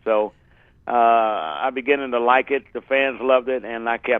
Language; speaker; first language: English; native; English